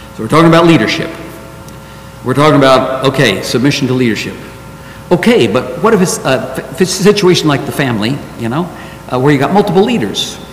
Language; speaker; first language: English; native; English